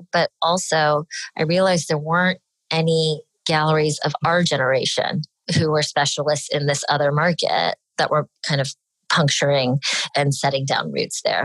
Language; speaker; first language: English; native; English